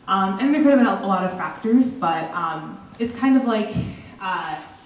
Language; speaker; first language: English; native; English